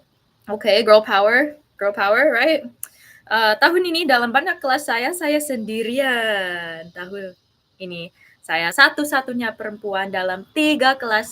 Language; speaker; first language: Indonesian; early bilingual, heritage; English